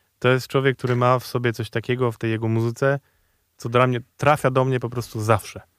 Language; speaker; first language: Polish; native; Polish